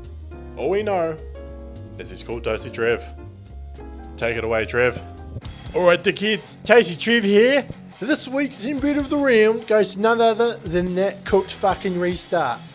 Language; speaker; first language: English; native; English